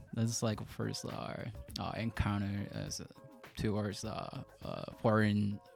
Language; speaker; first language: English; non-native, fluent; Japanese